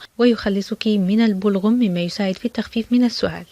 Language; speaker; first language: Arabic; native; Arabic